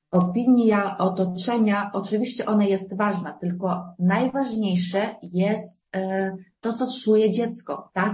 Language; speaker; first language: Polish; non-native, fluent; Ukrainian